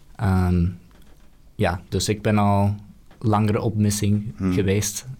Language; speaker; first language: Dutch; non-native, fluent; English